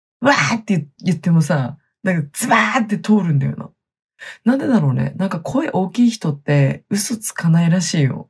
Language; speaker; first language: Japanese; native; Japanese